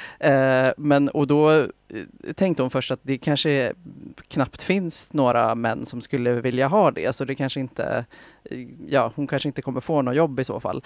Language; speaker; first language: Swedish; native; Swedish